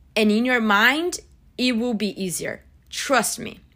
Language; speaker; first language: English; non-native, fluent; Portuguese